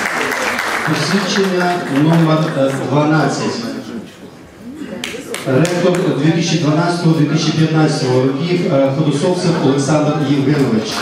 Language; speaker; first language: Ukrainian; native; Ukrainian